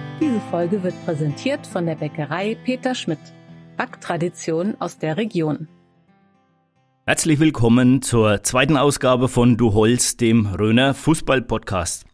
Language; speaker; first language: German; native; German